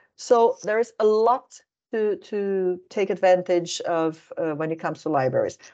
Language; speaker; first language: English; non-native, fluent; Portuguese